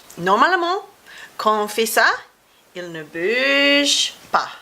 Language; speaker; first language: French; non-native, fluent; English